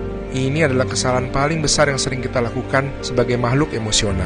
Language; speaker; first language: Indonesian; native; Indonesian